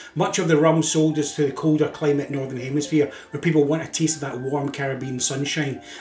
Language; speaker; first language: English; native; English